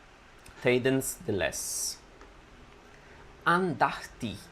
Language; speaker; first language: Dutch; non-native, learner; Italian